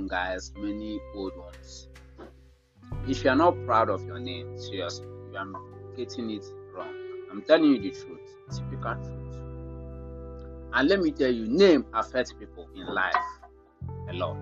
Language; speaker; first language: English; non-native, local second language; Igbo